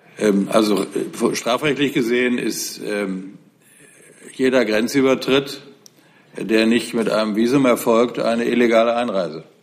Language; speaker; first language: German; native; German